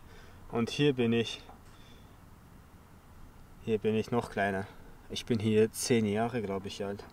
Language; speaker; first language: German; early bilingual, other home language; Chechen